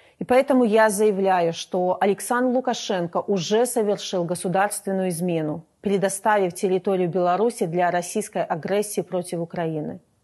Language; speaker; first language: Russian; native; Russian